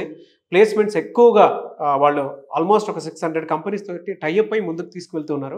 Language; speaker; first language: Telugu; native; Telugu